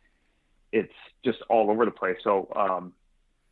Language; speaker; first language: English; native; English